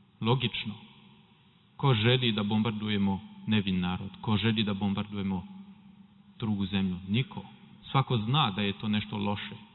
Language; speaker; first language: Serbian; non-native, fluent; French